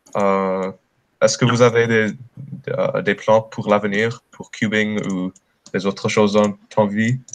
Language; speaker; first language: French; non-native, learner; English